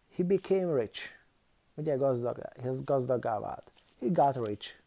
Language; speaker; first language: English; non-native, fluent; Hungarian